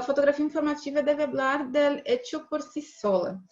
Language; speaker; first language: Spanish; non-native, learner; Portuguese